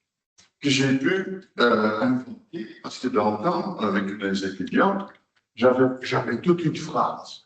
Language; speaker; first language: French; non-native, local second language; Dutch